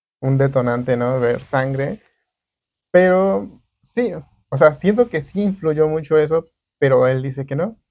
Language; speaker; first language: Spanish; native; Spanish